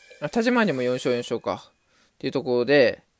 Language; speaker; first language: Japanese; native; Japanese